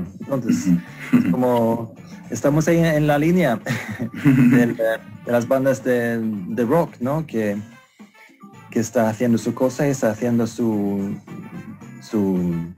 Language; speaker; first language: Spanish; non-native, fluent; Swedish